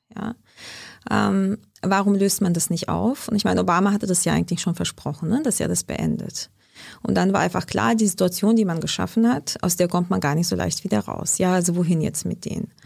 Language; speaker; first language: German; early bilingual, other home language; Russian